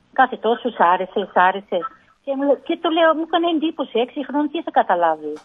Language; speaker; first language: Greek; early bilingual, heritage; Greek